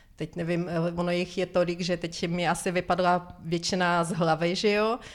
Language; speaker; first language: Czech; non-native, fluent; Ukrainian